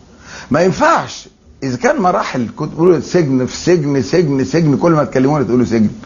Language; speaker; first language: Arabic; native; Arabic